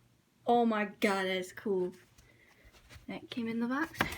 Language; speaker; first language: English; native; English